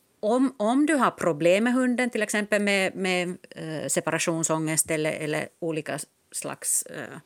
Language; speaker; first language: Swedish; non-native, local second language; Finnish